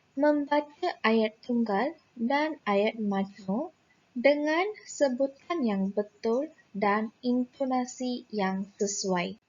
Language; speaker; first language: Malay; non-native, local second language; Tamil